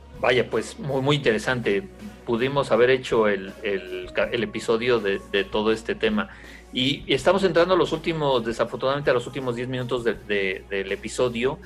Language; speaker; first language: Spanish; native; Spanish